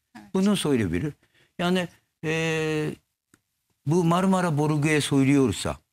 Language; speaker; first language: Turkish; non-native, learner; Japanese